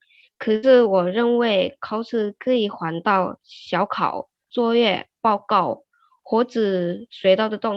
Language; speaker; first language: Chinese; early bilingual, heritage; Chinese